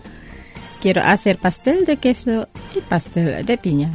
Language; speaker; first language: Spanish; non-native, local second language; Indonesian